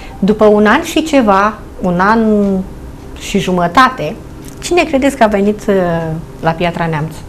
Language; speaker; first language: Romanian; native; Romanian